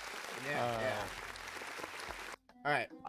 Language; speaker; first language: English; native; English